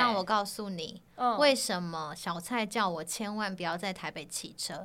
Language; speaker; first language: Chinese; native; Chinese